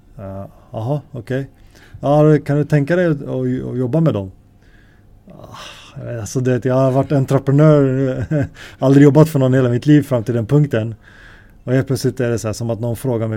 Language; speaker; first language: Swedish; native; Swedish